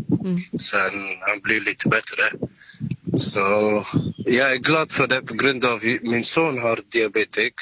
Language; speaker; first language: Swedish; non-native, learner; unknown